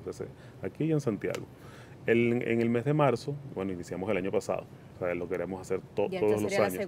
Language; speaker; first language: Spanish; native; Spanish